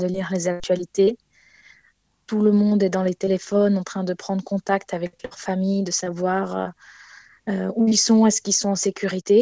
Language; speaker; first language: French; non-native, fluent; Ukrainian